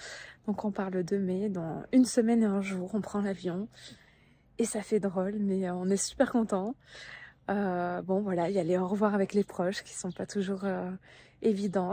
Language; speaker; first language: French; native; French